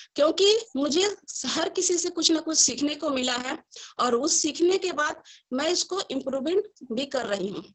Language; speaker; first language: Hindi; native; Hindi